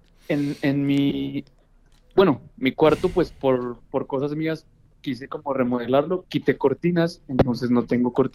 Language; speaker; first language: Spanish; native; Spanish